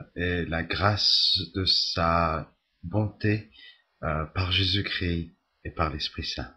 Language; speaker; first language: French; native; French